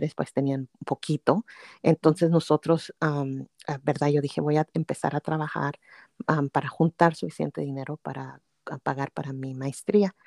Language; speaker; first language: Spanish; native; Spanish